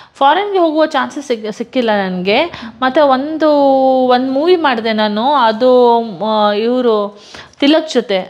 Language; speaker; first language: Kannada; non-native, local second language; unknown